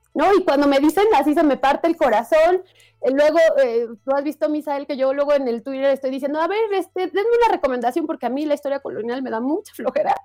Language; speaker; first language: Spanish; native; Spanish